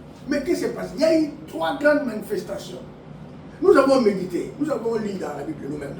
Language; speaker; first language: French; non-native, local second language; Lingala